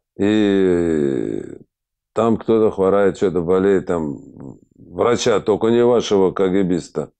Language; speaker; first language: Russian; native; Russian